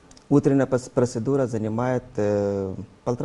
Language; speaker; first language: Russian; non-native, learner; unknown